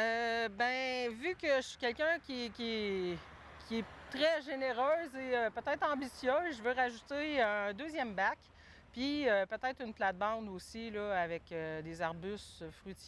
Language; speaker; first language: French; native; French